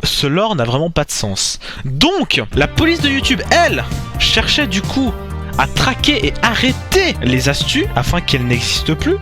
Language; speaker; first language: French; native; French